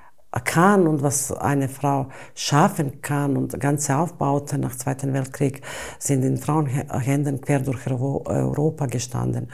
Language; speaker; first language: German; non-native, fluent; Bosnian